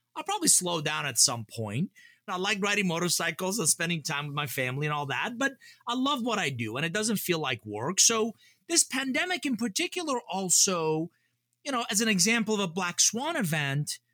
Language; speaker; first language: English; early bilingual, other home language; Persian